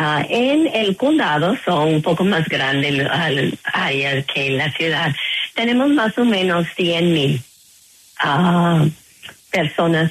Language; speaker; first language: Spanish; non-native, fluent; English